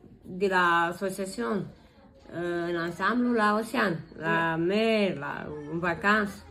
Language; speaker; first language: French; non-native, learner; Romanian